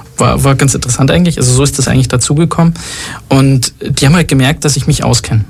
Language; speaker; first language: German; early bilingual, other home language; Arabic